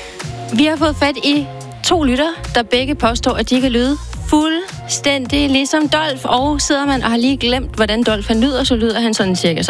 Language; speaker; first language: Danish; native; Danish